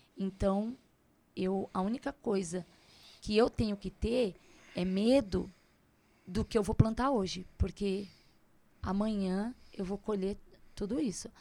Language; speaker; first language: Portuguese; native; Portuguese